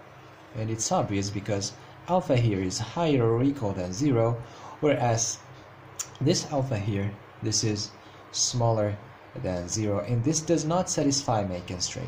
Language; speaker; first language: English; non-native, fluent; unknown